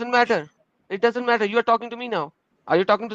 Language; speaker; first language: Hindi; native; Hindi